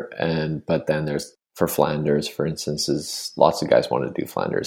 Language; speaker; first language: English; native; English